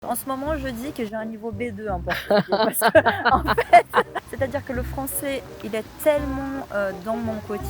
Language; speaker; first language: French; non-native, fluent; Portuguese